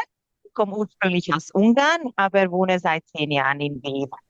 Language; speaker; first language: German; non-native, fluent; Hungarian